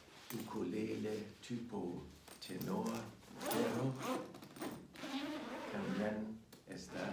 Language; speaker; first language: Spanish; non-native, fluent; German